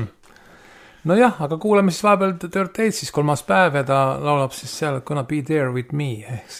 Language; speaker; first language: Estonian; native; Estonian